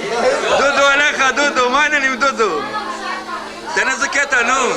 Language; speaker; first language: Hebrew; native; Hebrew